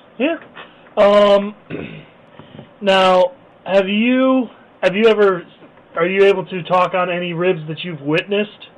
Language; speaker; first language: English; native; English